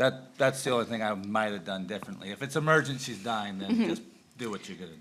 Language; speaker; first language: English; native; English